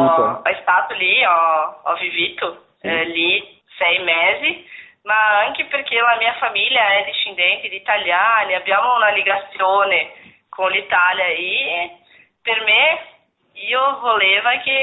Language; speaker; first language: Italian; non-native, learner; Portuguese